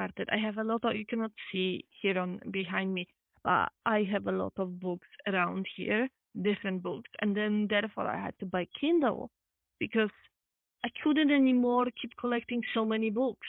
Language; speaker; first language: English; non-native, fluent; Polish